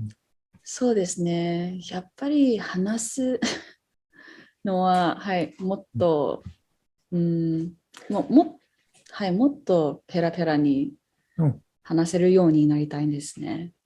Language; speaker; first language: Japanese; non-native, fluent; English